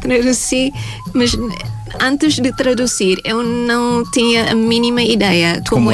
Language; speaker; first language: Portuguese; non-native, fluent; Thai